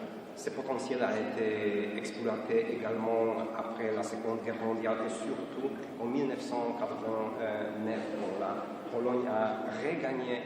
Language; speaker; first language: French; non-native, fluent; Polish